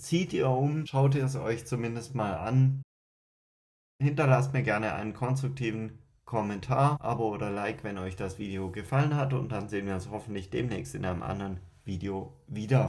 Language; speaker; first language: German; native; German